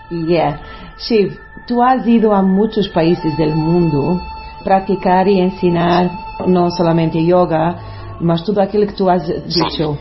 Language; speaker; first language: Spanish; non-native, learner; Portuguese